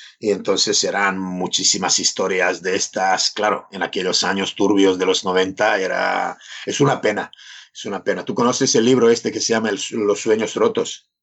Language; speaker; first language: Spanish; non-native, fluent; Serbian